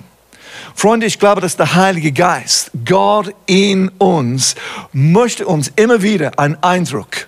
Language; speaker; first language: German; non-native, fluent; English